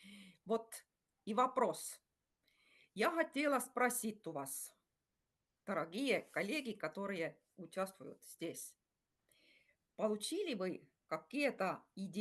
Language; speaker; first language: Russian; non-native, fluent; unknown